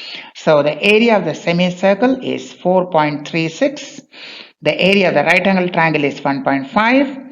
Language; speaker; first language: English; non-native, local second language; Bangla